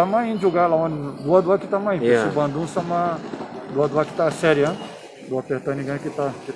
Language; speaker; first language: Indonesian; non-native, fluent; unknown